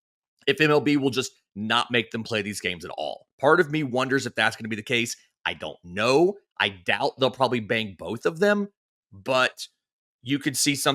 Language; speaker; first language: English; native; English